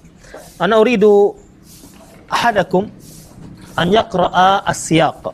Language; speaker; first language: Arabic; non-native, fluent; Indonesian